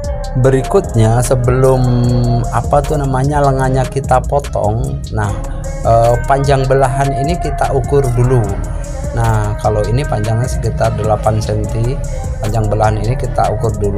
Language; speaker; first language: Indonesian; native; Indonesian